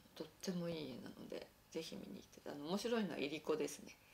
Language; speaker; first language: Japanese; native; Japanese